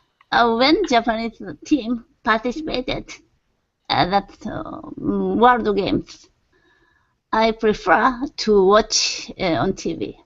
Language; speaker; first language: English; non-native, learner; Japanese